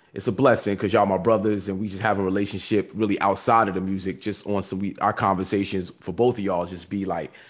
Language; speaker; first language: English; native; English